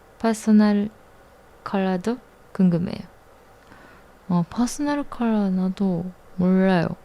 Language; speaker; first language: Korean; non-native, learner; Japanese